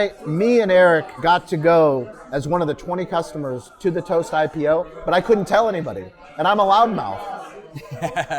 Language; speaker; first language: English; native; English